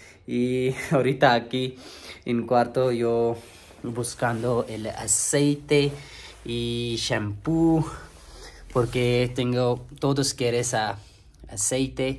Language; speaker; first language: Spanish; non-native, learner; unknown